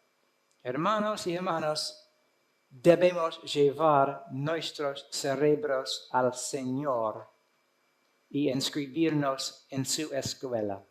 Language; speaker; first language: Spanish; non-native, fluent; English